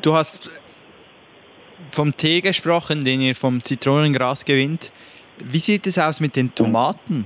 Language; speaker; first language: German; native; German